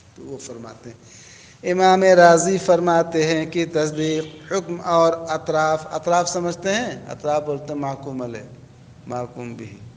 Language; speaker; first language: Urdu; native; Urdu